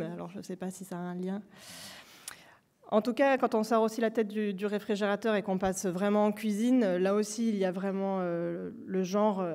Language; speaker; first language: French; native; French